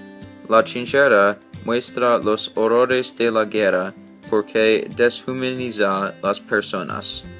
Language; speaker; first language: Spanish; non-native, learner; English